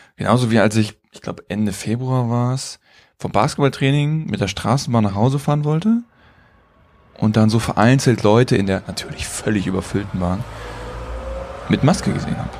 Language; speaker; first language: German; native; German